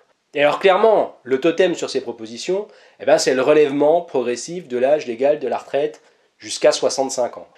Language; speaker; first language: French; native; French